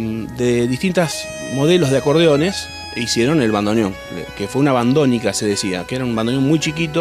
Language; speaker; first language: Spanish; native; Spanish